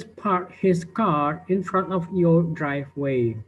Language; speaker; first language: English; non-native, fluent; Indonesian